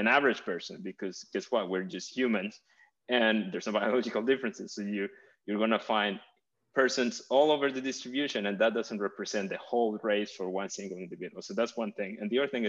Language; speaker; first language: English; non-native, fluent; Spanish